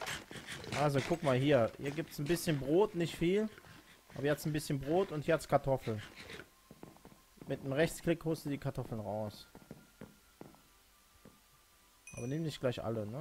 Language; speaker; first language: German; native; German